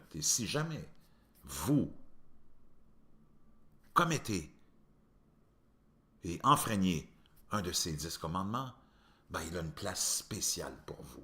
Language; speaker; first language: French; native; French